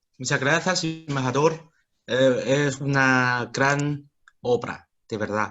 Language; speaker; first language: Spanish; non-native, fluent; Chinese